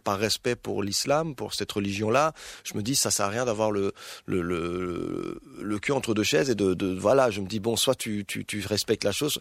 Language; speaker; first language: French; early bilingual, other home language; Arabic